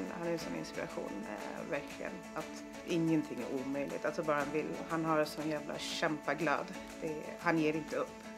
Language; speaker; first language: Swedish; native; Swedish